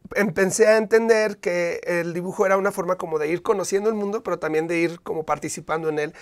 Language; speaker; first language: Spanish; native; Spanish